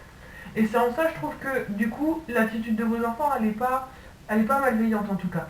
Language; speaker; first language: French; native; French